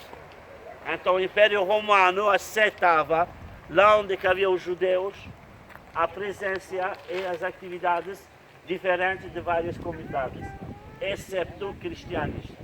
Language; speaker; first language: Portuguese; non-native, fluent; Turkish